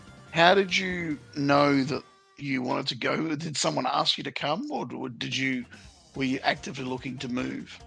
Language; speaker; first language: English; early bilingual, other home language; Italian